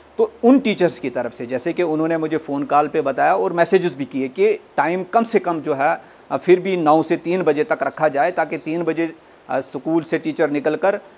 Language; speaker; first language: Hindi; non-native, local second language; Punjabi